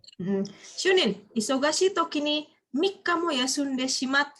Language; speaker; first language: Japanese; non-native, fluent; Indonesian